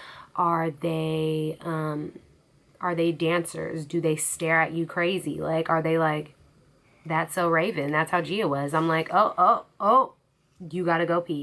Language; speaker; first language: English; native; English